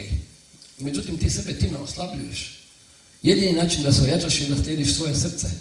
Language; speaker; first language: Croatian; native; Croatian